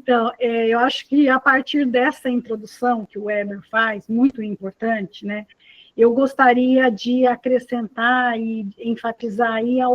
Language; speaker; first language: Portuguese; native; Portuguese